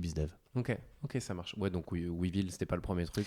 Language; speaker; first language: French; native; French